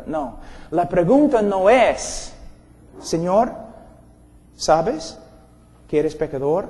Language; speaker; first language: Spanish; non-native, fluent; English